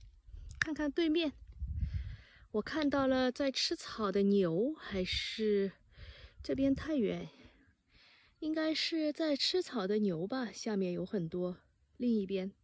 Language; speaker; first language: Chinese; native; Chinese